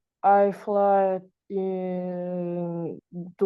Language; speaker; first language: English; non-native, learner; Russian